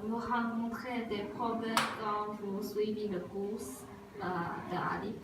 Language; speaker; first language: French; non-native, learner; Chinese